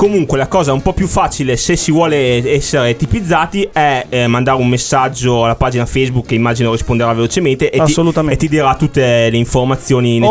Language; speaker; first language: Italian; native; Italian